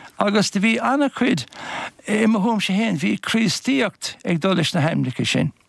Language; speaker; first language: Irish; native; Irish